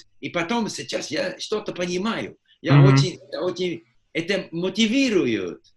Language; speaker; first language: Russian; non-native, fluent; English